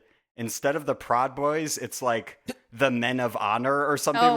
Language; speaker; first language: English; native; English